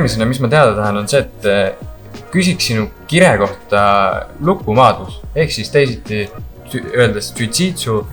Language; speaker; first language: Estonian; native; Estonian